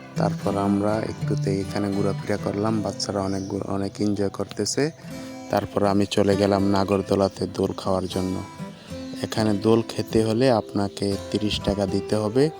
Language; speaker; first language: Bangla; native; Bangla